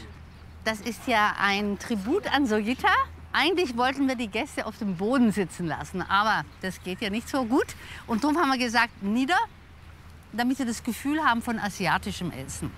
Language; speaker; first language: German; native; German